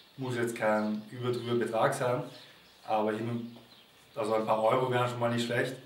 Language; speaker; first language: German; native; German